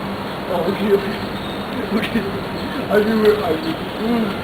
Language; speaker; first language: English; non-native, learner; Cantonese